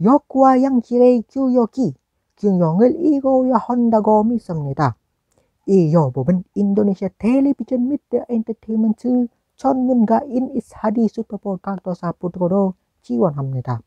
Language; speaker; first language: Korean; non-native, learner; Indonesian